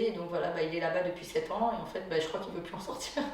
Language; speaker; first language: French; native; French